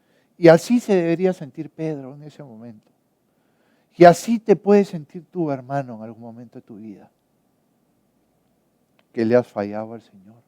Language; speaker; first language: Spanish; native; Spanish